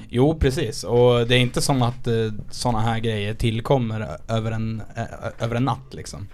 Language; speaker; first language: Swedish; native; Swedish